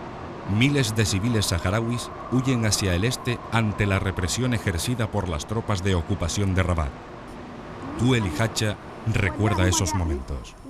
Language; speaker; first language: Spanish; native; Spanish